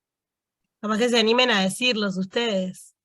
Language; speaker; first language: Spanish; native; Spanish